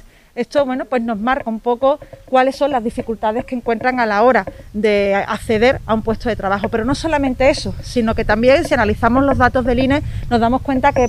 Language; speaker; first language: Spanish; native; Spanish